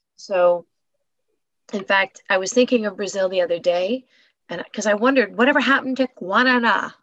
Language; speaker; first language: English; native; English